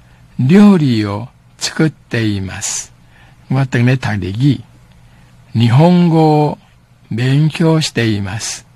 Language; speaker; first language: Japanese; non-native, fluent; Min Nan Chinese